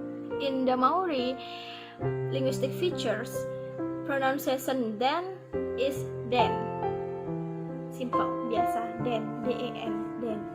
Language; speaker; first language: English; non-native, learner; Indonesian